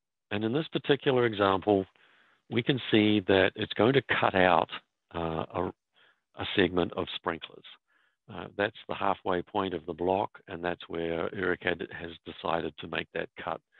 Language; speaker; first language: English; native; English